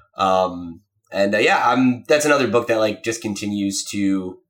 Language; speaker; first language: English; native; English